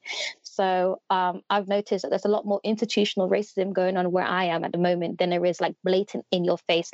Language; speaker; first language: English; native; English